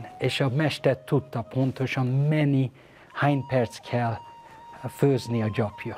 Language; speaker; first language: Hungarian; non-native, learner; Persian